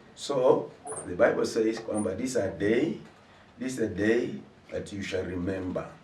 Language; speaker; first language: English; non-native, local second language; Swahili